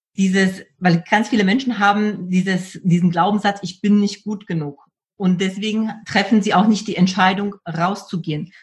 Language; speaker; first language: German; native; German